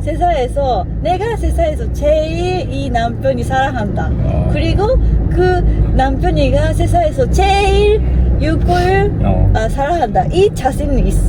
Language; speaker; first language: Korean; non-native, learner; Japanese